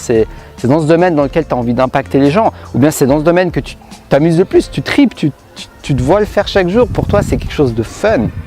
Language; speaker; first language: French; native; French